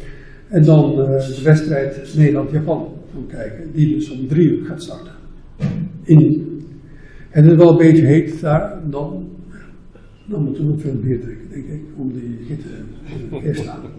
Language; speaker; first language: Dutch; non-native, local second language; Papiamento